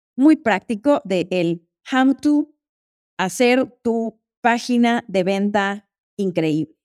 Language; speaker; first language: Spanish; native; Spanish